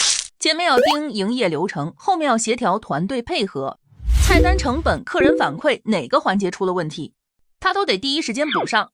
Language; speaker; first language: Chinese; native; Chinese